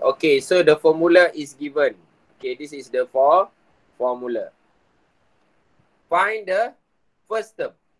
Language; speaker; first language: English; non-native, local second language; Malay